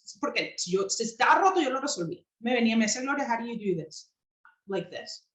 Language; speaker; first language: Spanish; native; Spanish